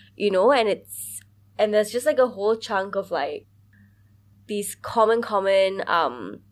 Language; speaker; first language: English; early bilingual, other home language; Hindi